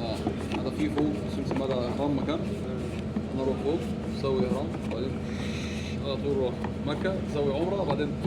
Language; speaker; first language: Arabic; non-native, learner; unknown